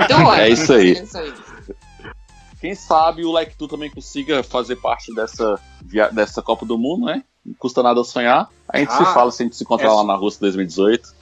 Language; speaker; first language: Portuguese; native; Portuguese